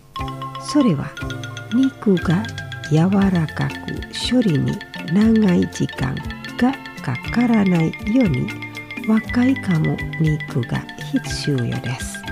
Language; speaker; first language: Japanese; non-native, fluent; Indonesian